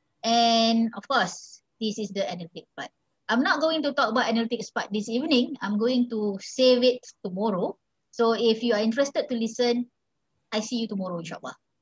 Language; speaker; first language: English; non-native, local second language; Malay